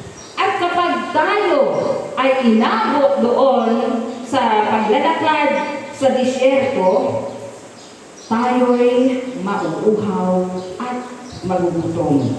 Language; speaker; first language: Filipino; native; Filipino